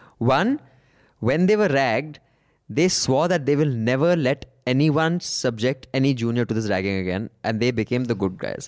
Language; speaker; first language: English; non-native, local second language; Punjabi